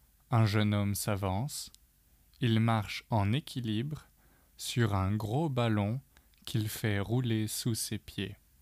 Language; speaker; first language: French; native; French